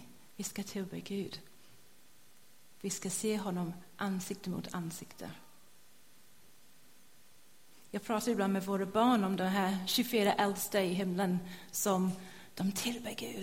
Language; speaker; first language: Swedish; non-native, fluent; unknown